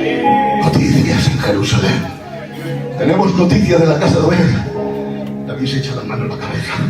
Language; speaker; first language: Spanish; native; Spanish